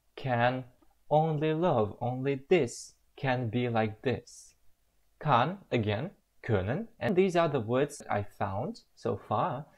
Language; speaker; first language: English; non-native, fluent; Russian